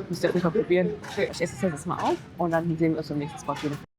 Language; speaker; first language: German; native; German